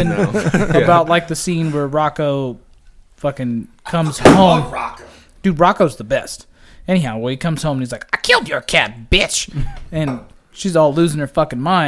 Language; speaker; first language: English; native; English